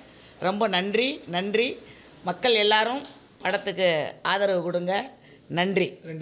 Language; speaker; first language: Tamil; native; Tamil